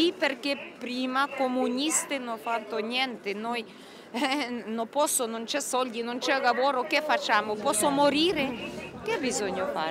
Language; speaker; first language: Italian; non-native, learner; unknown